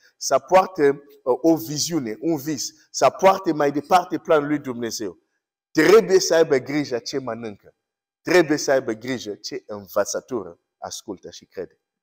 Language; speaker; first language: Romanian; non-native, fluent; English